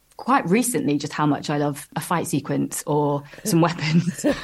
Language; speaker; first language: English; native; English